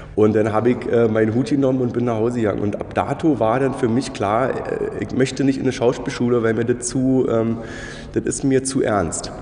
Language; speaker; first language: German; native; German